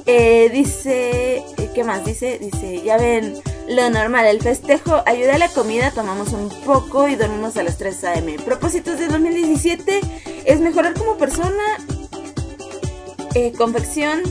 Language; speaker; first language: Spanish; native; Spanish